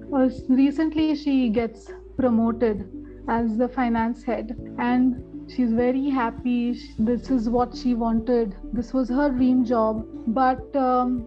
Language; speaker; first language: English; non-native, local second language; Marathi